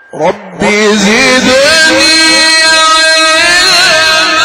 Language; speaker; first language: Arabic; native; Arabic